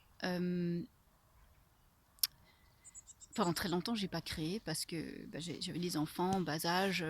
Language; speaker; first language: French; non-native, fluent; English